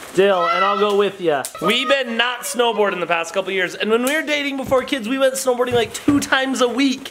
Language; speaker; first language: English; native; English